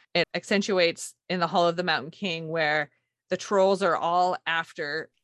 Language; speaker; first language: English; native; English